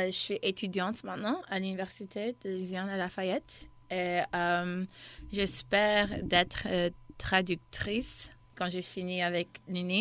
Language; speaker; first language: French; non-native, local second language; English